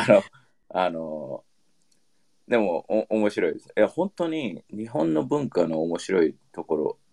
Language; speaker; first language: Japanese; early bilingual, heritage; Japanese